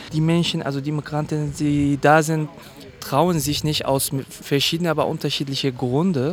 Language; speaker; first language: German; non-native, fluent; Kurdish